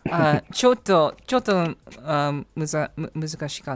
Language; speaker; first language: Japanese; non-native, learner; English